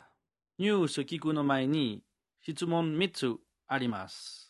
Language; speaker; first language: Japanese; non-native, fluent; French